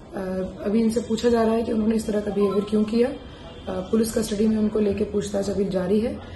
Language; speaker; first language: Hindi; native; Hindi